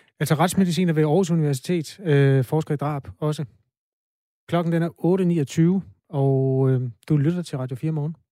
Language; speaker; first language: Danish; native; Danish